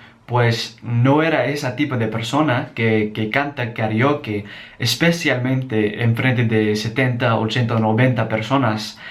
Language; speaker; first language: Spanish; non-native, learner; English